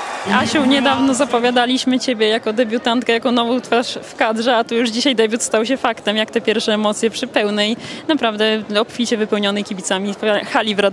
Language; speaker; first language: Polish; native; Polish